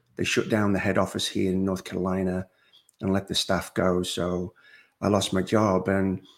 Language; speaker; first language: English; native; English